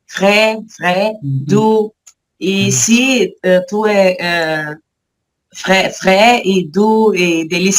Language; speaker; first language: French; non-native, learner; Portuguese